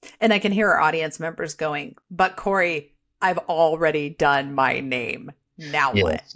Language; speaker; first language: English; native; English